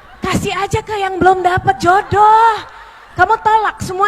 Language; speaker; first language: Indonesian; native; Indonesian